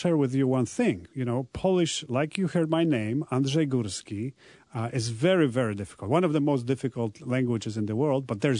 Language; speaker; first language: English; non-native, fluent; Polish